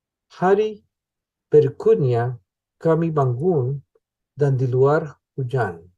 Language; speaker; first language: Indonesian; non-native, learner; English